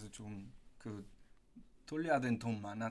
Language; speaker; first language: Korean; non-native, fluent; Spanish